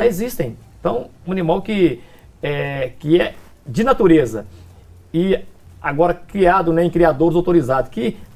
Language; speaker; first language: Portuguese; native; Portuguese